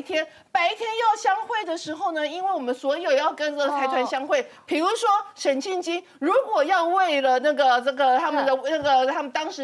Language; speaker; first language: Chinese; native; Chinese